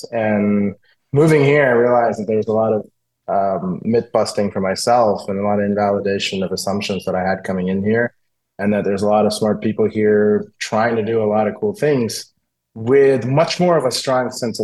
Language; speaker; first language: English; native; English